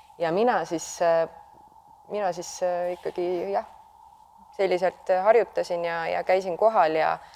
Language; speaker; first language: Estonian; native; Estonian